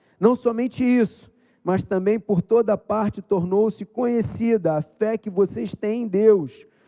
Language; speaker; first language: Portuguese; native; Portuguese